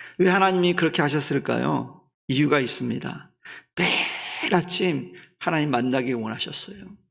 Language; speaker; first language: Korean; native; Korean